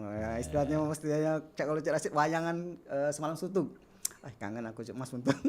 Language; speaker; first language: Indonesian; native; Indonesian